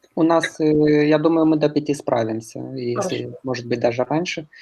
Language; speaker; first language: Russian; non-native, local second language; Romanian